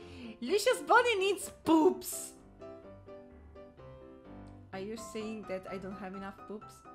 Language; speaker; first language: English; non-native, fluent; Italian